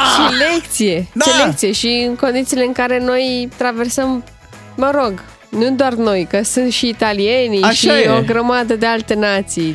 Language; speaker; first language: Romanian; native; Romanian